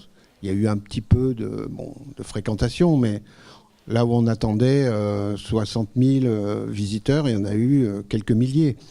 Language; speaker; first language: French; native; French